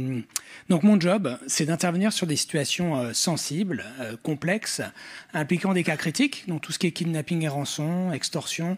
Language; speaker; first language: French; native; French